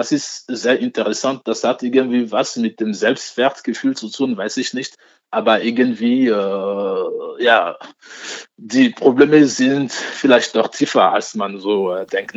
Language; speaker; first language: German; non-native, fluent; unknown